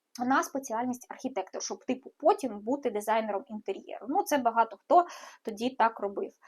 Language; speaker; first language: Ukrainian; non-native, local second language; Russian